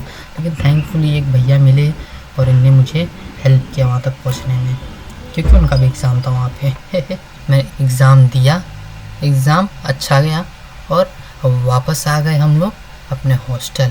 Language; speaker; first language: Hindi; native; Hindi